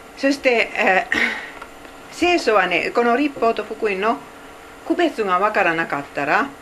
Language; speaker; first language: Japanese; non-native, fluent; Finnish